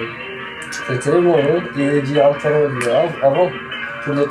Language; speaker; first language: French; non-native, local second language; Arabic